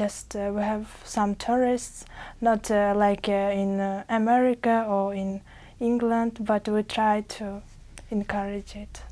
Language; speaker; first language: English; non-native, fluent; Uzbek